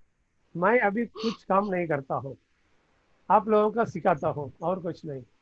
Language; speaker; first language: Hindi; non-native, learner; Tamil